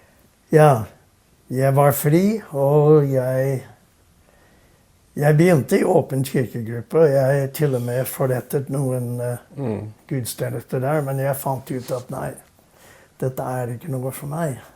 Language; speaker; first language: Norwegian; non-native, fluent; English